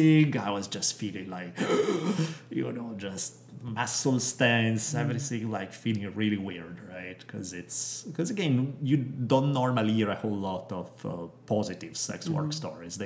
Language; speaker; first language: English; non-native, fluent; Italian